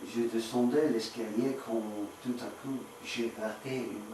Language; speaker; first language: French; non-native, learner; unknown